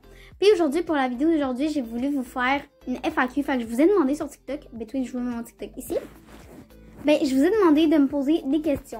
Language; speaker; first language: French; native; French